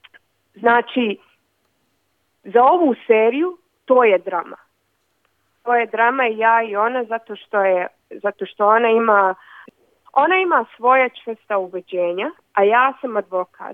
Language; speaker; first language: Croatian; early bilingual, other home language; Bosnian